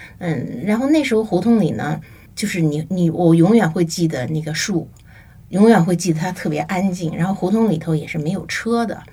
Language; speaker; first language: Chinese; native; Chinese